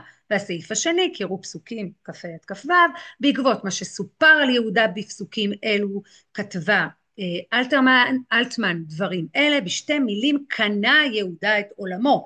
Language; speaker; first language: Hebrew; native; Hebrew